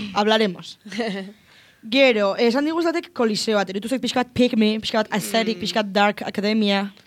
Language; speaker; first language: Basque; non-native, local second language; Spanish